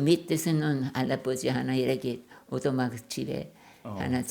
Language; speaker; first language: Korean; non-native, learner; German